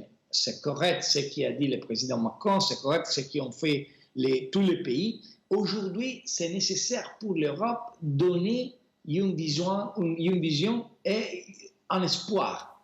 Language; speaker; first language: French; non-native, fluent; Italian